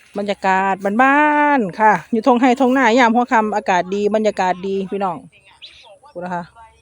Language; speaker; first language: Thai; native; Thai